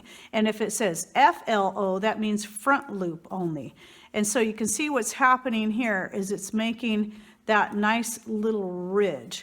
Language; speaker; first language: English; native; English